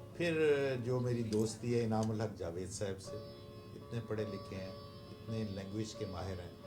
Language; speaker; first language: Urdu; non-native, local second language; Punjabi